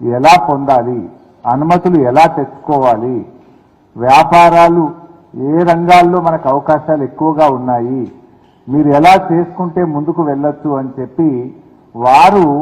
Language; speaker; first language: Telugu; native; Telugu